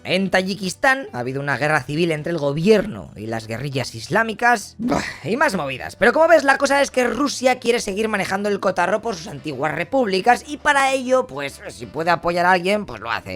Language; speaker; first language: Spanish; native; Spanish